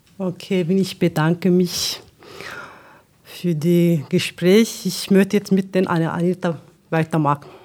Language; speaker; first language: German; non-native, learner; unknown